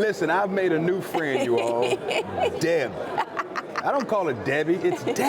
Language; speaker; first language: English; native; English